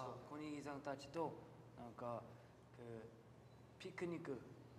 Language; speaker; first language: Japanese; non-native, learner; Korean